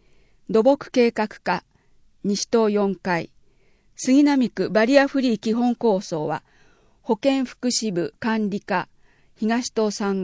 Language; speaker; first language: Japanese; native; Japanese